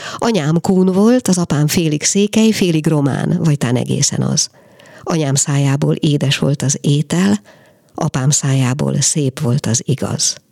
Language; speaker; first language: Hungarian; native; Hungarian